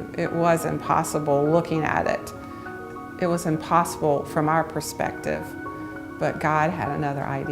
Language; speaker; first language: English; native; English